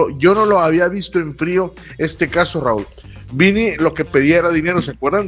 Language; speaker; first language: Spanish; native; Spanish